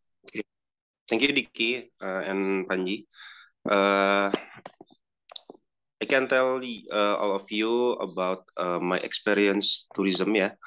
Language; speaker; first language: English; non-native, learner; Indonesian